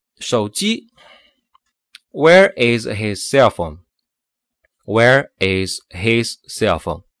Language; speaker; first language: English; non-native, fluent; Chinese